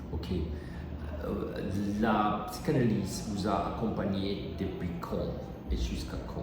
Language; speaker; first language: French; non-native, learner; German